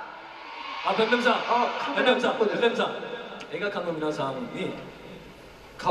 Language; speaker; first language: Japanese; non-native, learner; Korean